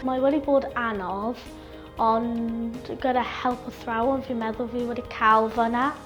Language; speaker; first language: Welsh; non-native, learner; English